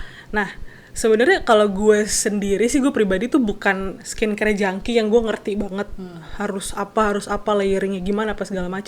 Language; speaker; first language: Indonesian; native; Indonesian